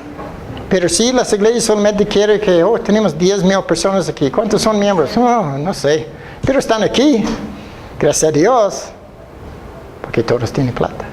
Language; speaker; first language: Spanish; non-native, fluent; English